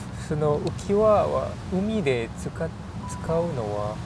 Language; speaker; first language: Japanese; non-native, learner; English